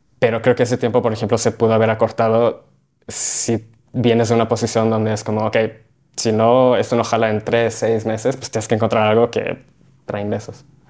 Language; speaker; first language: Spanish; early bilingual, heritage; Spanish